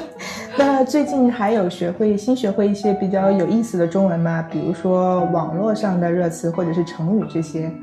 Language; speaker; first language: Chinese; native; Chinese